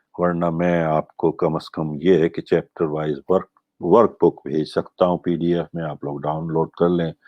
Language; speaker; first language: Urdu; non-native, local second language; Gujarati